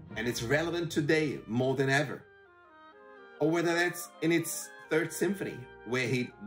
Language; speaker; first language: English; non-native, fluent; German